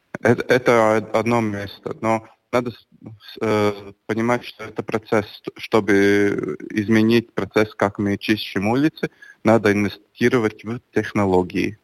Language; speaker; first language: Russian; non-native, local second language; Latvian